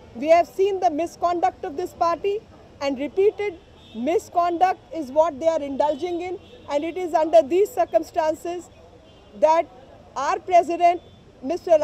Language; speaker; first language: English; non-native, local second language; Hindi